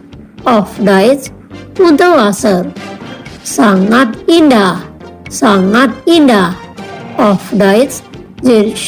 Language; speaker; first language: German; non-native, fluent; Indonesian